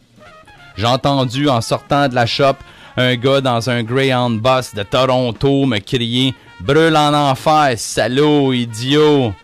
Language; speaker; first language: French; native; French